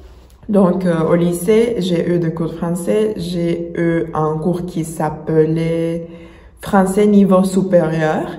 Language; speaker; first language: French; non-native, fluent; Spanish